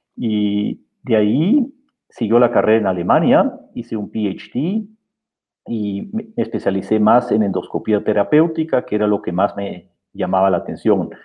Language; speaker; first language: Spanish; native; Spanish